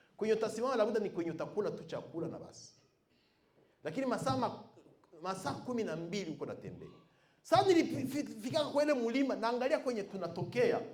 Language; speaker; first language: Swahili; non-native, local second language; Bembe